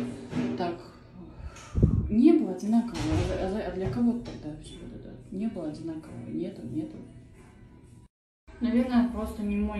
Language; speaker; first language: Russian; native; Russian